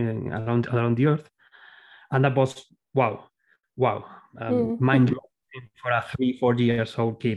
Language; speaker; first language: English; non-native, fluent; Spanish